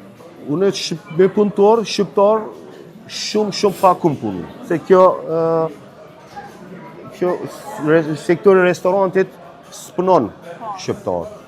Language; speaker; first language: Albanian; early bilingual, heritage; Turkish